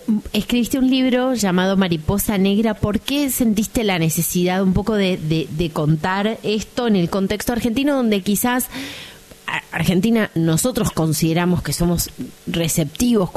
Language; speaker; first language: Spanish; native; Spanish